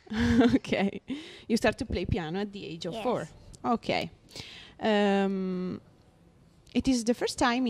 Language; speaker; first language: English; non-native, learner; Italian